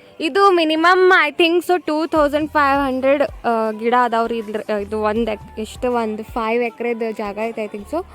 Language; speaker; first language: Kannada; non-native, local second language; Lambadi